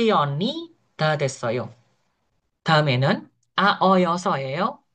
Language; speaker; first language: Korean; non-native, fluent; Indonesian